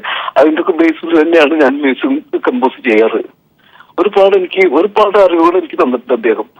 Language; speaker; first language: Malayalam; native; Malayalam